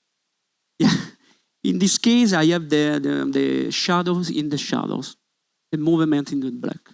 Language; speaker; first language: English; non-native, learner; Italian